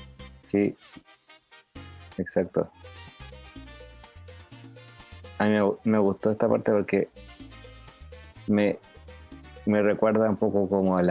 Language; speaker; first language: Spanish; native; Spanish